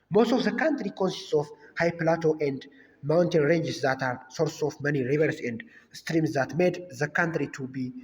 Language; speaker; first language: English; non-native, local second language; Amharic